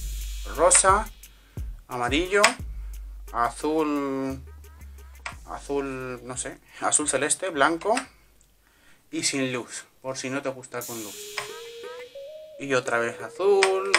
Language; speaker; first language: Spanish; native; Spanish